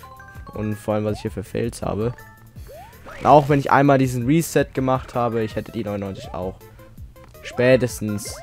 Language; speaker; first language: German; native; German